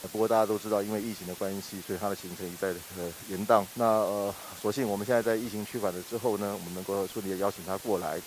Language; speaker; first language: Chinese; native; Chinese